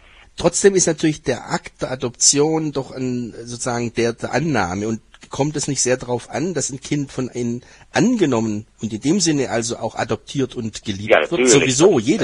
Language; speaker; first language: German; native; German